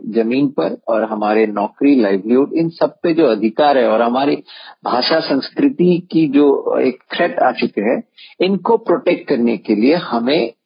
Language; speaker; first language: Hindi; non-native, local second language; Assamese